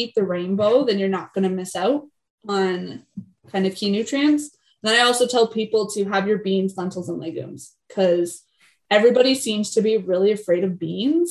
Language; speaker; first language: English; native; English